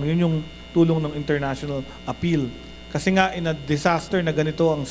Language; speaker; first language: Filipino; native; Filipino